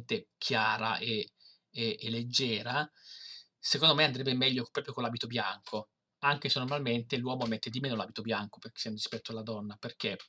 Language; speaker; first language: Italian; native; Italian